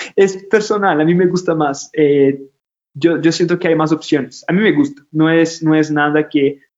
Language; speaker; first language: Spanish; non-native, fluent; Portuguese